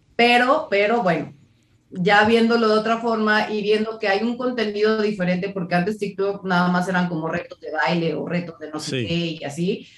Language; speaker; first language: Spanish; native; Spanish